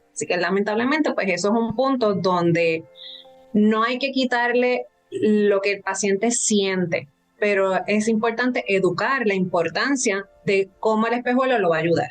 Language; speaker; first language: Spanish; native; Spanish